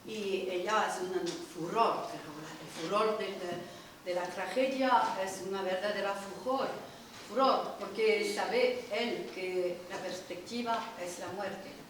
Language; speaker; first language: Spanish; non-native, learner; French